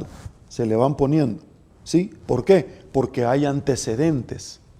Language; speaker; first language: Spanish; native; Spanish